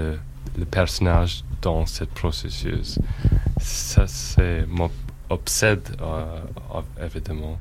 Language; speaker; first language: French; non-native, fluent; English